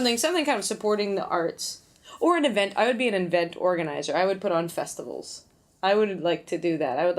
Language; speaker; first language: English; native; English